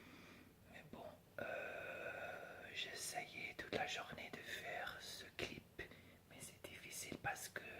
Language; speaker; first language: French; non-native, fluent; English